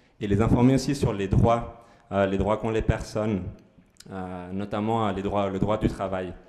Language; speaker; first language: French; non-native, fluent; Spanish